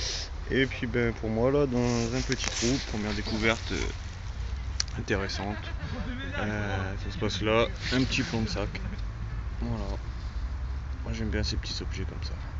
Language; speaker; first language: French; native; French